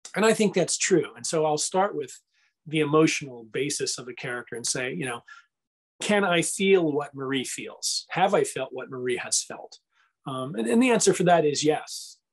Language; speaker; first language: English; native; English